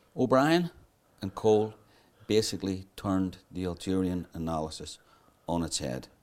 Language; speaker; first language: English; native; English